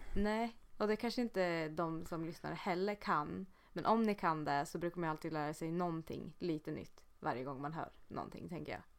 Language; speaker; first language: Swedish; native; Swedish